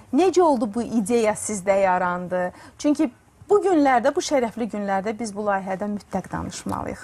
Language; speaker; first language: Azerbaijani; native; Azerbaijani